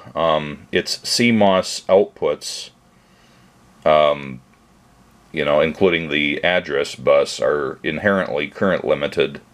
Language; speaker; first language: English; native; English